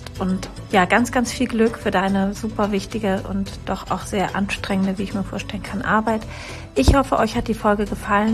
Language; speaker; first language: German; native; German